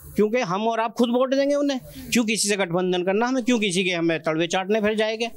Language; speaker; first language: Hindi; native; Hindi